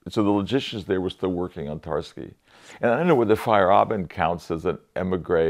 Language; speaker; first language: English; native; English